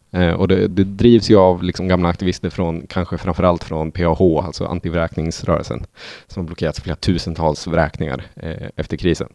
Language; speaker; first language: Swedish; native; Swedish